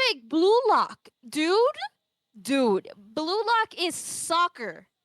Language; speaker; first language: English; native; English